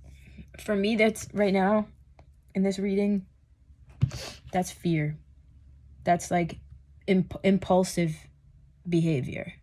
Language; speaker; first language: English; native; English